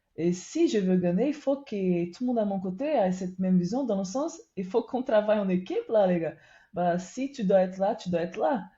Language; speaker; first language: French; non-native, fluent; Portuguese